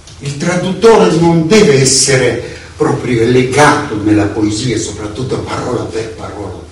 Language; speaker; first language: Italian; non-native, fluent; Russian